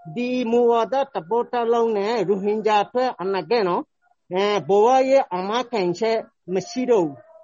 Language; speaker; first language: Burmese; non-native, local second language; Rohingya